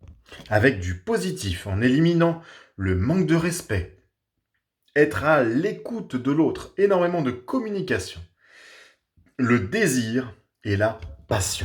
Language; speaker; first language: French; native; French